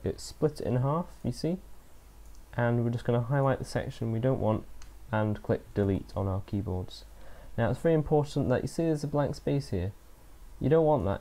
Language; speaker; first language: English; native; English